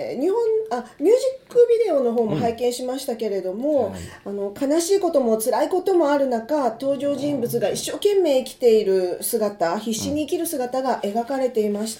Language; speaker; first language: Japanese; native; Japanese